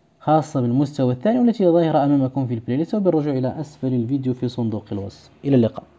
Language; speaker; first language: Arabic; native; Arabic